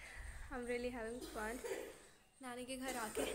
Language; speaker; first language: Hindi; native; Hindi